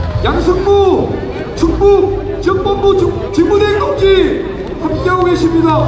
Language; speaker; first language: Korean; native; Korean